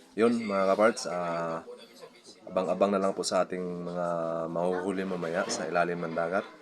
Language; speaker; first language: Filipino; non-native, local second language; Waray